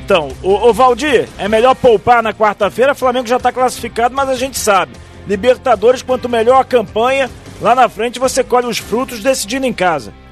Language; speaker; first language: Portuguese; native; Portuguese